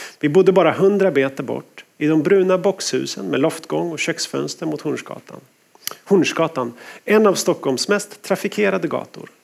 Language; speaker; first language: Swedish; native; Swedish